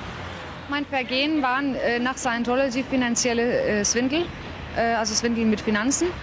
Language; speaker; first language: German; non-native, fluent; Danish